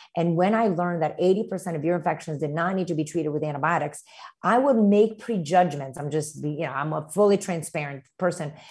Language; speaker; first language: English; early bilingual, other home language; Romanian